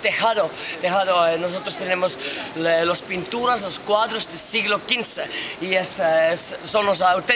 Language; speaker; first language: Spanish; non-native, learner; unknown